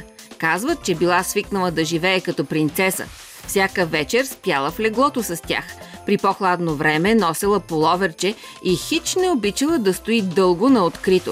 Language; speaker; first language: Bulgarian; native; Bulgarian